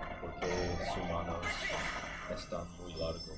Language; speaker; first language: Spanish; non-native, learner; English